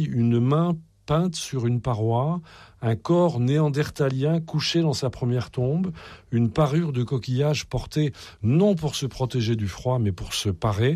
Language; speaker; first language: French; native; French